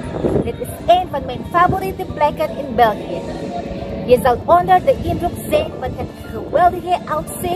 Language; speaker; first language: Dutch; non-native, learner; Filipino